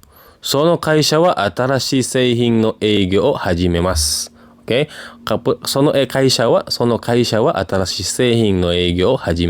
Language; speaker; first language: Japanese; non-native, fluent; Indonesian